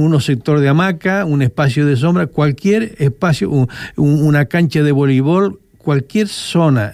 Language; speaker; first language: Spanish; native; Spanish